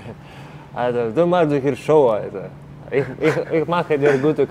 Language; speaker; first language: German; non-native, learner; Russian